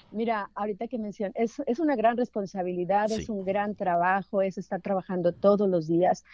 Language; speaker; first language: Spanish; native; Spanish